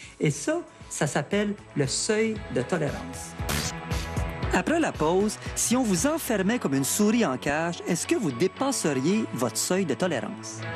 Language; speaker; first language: French; native; French